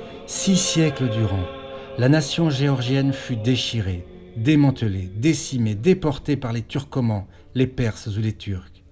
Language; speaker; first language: French; native; French